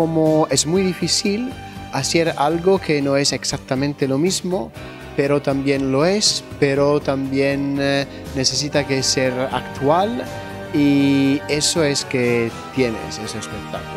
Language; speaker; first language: Spanish; non-native, fluent; Italian